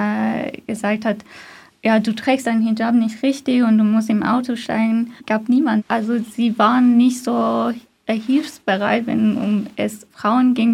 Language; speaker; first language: German; non-native, fluent; Persian